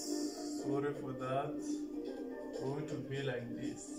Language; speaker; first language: English; non-native, local second language; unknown